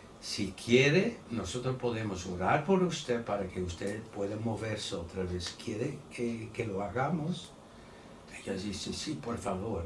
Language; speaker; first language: Spanish; non-native, fluent; Dutch